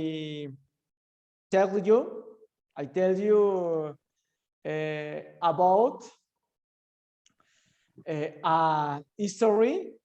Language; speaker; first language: English; non-native, learner; Spanish